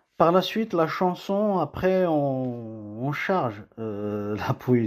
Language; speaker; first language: French; non-native, local second language; Kabyle